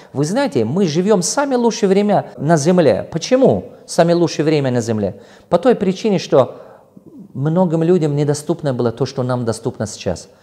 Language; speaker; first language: Russian; non-native, local second language; Tajik